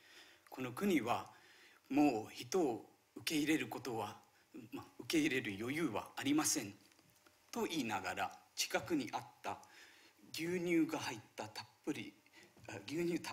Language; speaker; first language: Japanese; non-native, fluent; Marathi